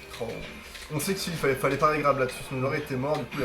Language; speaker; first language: French; native; French